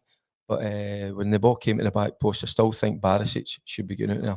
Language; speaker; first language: English; native; English